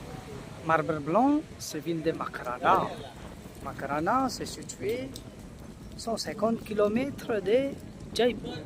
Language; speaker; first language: French; non-native, learner; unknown